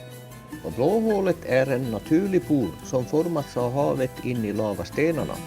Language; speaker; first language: Swedish; native; Swedish